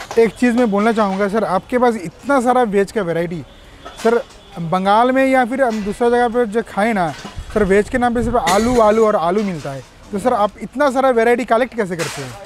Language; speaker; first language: Hindi; non-native, local second language; Bangla